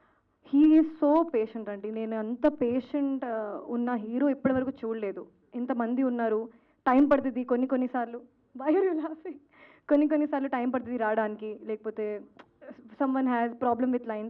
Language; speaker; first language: Telugu; non-native, learner; Hindi